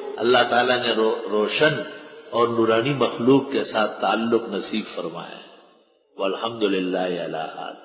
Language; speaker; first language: Urdu; non-native, local second language; Pashto